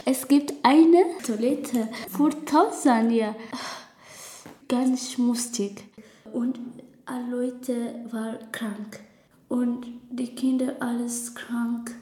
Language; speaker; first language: German; non-native, learner; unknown